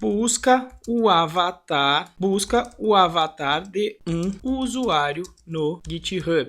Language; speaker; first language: Portuguese; native; Portuguese